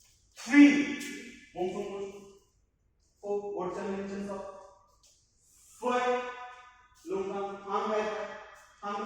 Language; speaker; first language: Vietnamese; non-native, learner; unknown